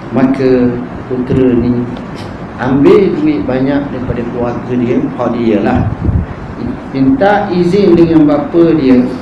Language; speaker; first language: Malay; native; Malay